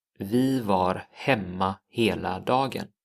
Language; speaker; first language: Swedish; non-native, fluent; English